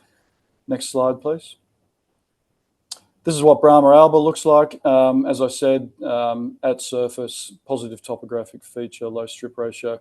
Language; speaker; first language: English; native; English